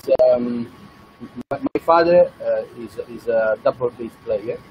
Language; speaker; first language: English; non-native, learner; Italian